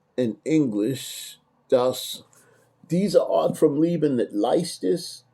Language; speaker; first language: German; non-native, learner; English